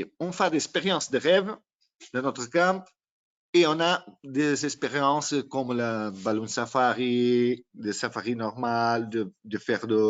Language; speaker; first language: French; non-native, learner; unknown